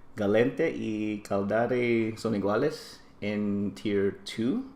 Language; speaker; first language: Spanish; non-native, learner; English